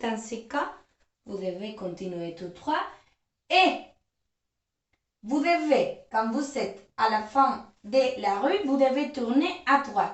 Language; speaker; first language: French; non-native, fluent; Spanish